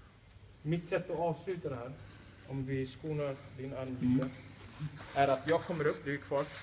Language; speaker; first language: Swedish; native; Swedish